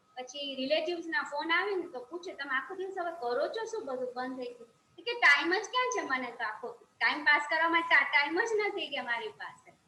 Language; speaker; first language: Gujarati; early bilingual, heritage; Gujarati